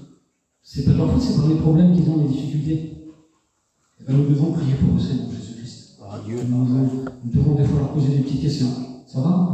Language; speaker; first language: French; native; French